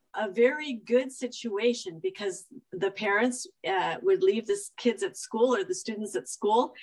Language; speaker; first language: English; native; English